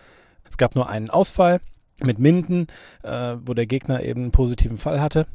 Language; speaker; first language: German; native; German